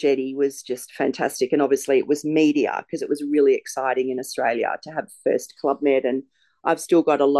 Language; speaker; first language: English; native; English